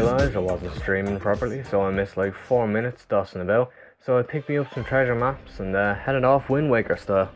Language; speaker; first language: English; native; English